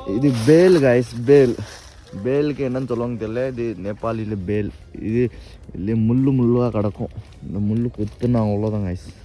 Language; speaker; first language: Tamil; non-native, learner; Nepali